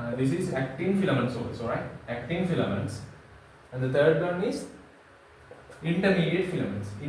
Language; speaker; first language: English; non-native, local second language; Sinhala